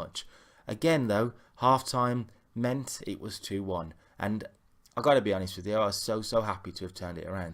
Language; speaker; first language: English; native; English